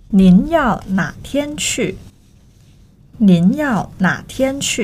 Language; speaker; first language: Chinese; non-native, fluent; Thai